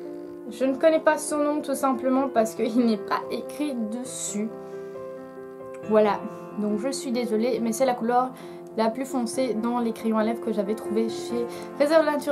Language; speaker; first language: French; native; French